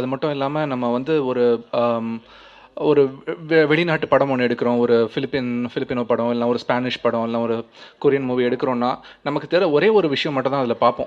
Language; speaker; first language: Tamil; native; Tamil